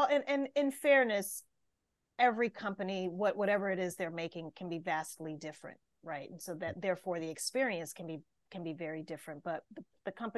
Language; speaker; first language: English; native; English